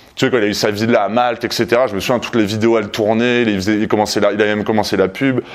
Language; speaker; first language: French; native; French